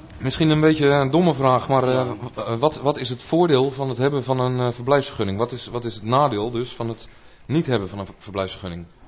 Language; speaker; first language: Dutch; native; Dutch